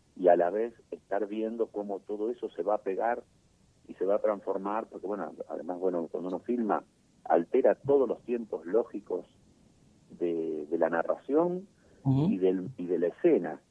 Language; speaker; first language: Spanish; native; Spanish